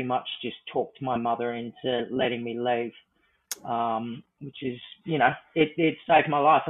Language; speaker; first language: English; native; English